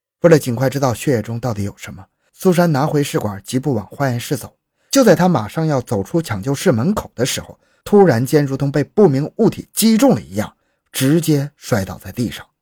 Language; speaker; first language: Chinese; native; Chinese